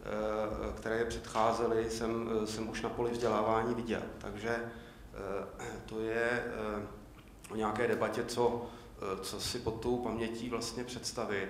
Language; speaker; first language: Czech; native; Czech